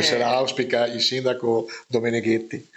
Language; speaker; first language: Italian; native; Italian